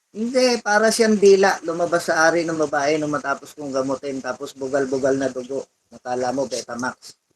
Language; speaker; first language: Filipino; non-native, local second language; Iloko